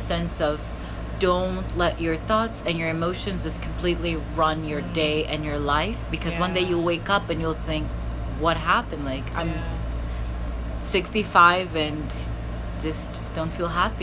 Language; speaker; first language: English; non-native, fluent; Portuguese